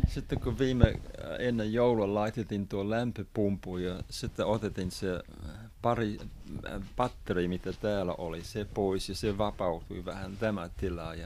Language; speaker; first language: Finnish; non-native, fluent; English